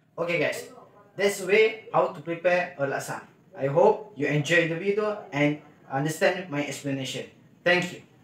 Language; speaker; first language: English; non-native, local second language; Malay